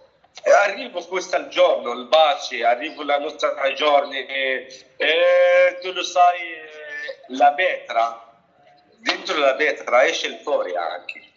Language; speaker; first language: Italian; non-native, learner; Arabic